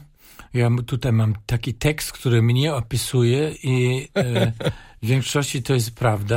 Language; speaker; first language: Polish; non-native, fluent; German